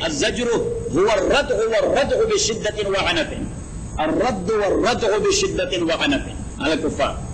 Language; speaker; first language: Arabic; non-native, fluent; Urdu